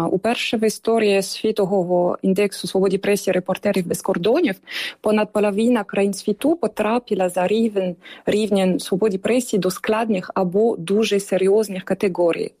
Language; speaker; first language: Ukrainian; non-native, fluent; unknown